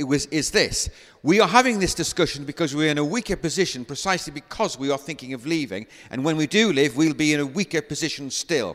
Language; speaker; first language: English; native; English